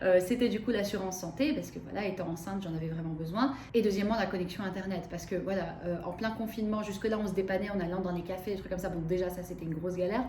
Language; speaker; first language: French; early bilingual, other home language; Arabic